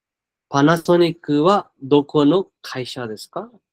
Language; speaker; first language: Japanese; non-native, learner; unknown